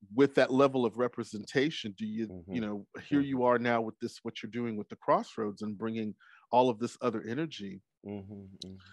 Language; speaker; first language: English; native; English